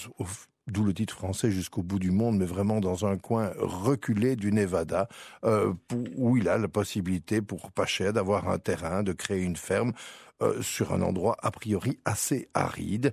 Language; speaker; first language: French; native; French